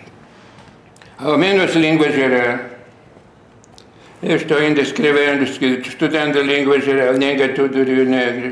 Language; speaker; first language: Portuguese; non-native, fluent; Lithuanian